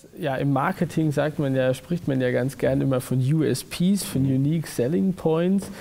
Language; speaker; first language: German; native; German